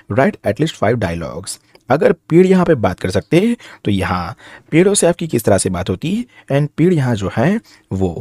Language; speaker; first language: Hindi; non-native, local second language; Gujarati